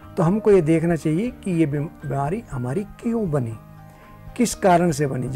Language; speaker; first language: Hindi; native; Hindi